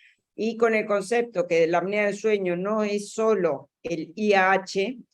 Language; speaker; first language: Spanish; native; Spanish